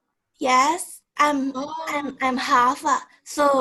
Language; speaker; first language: English; non-native, learner; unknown